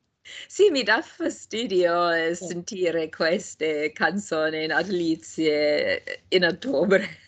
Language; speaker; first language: Italian; non-native, fluent; English